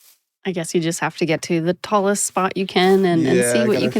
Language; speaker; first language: English; native; English